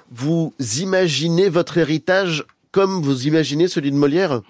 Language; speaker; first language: French; native; French